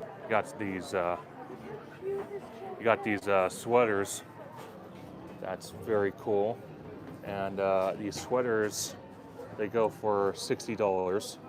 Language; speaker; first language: English; native; English